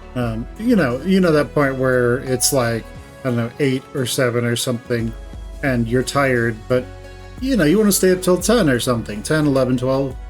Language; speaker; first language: English; native; English